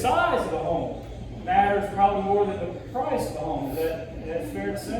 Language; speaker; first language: English; native; English